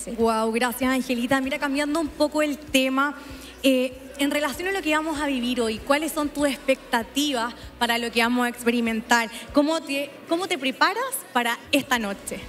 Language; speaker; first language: Spanish; native; Spanish